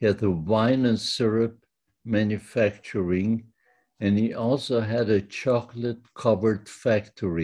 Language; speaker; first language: English; non-native, fluent; Yiddish